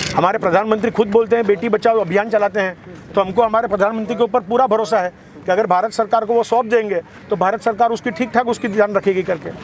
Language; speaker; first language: Hindi; non-native, local second language; Gujarati